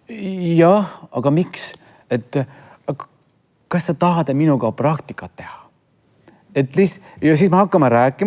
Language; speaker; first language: Estonian; non-native, fluent; Kurdish